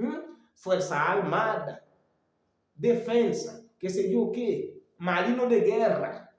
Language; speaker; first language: Spanish; non-native, learner; Haitian Creole